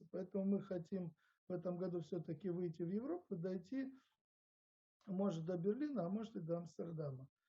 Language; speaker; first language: Russian; native; Russian